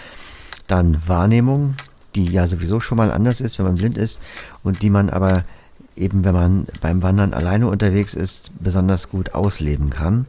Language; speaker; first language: German; native; German